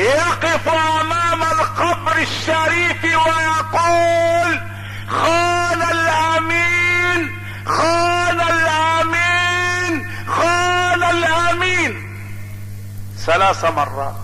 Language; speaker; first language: Arabic; native; Arabic